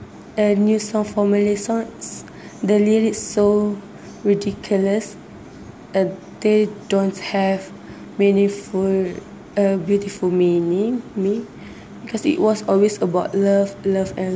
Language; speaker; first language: English; non-native, learner; Malay